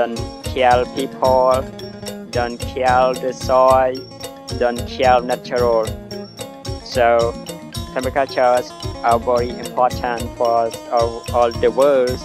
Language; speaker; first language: English; non-native, learner; Khmer